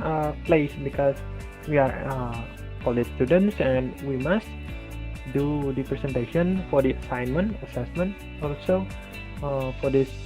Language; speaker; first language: English; non-native, learner; Indonesian